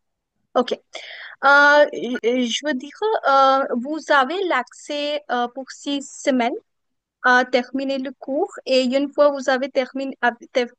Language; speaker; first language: French; non-native, fluent; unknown